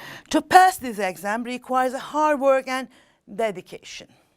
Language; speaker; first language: English; non-native, fluent; Turkish